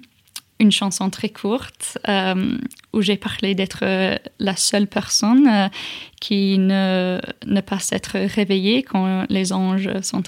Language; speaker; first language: French; non-native, fluent; English